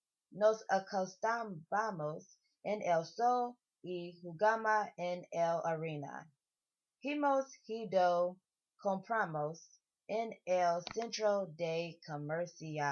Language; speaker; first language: Spanish; non-native, learner; English